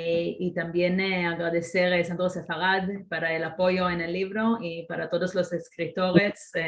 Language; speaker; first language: Spanish; non-native, fluent; Hebrew